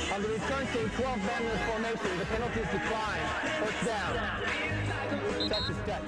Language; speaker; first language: English; native; English